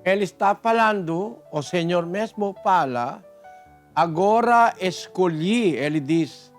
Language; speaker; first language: Portuguese; non-native, fluent; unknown